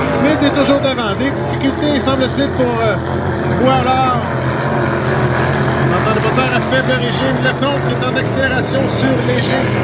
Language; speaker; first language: French; native; French